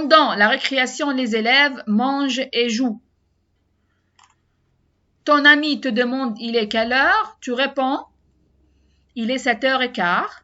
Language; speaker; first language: French; non-native, learner; Arabic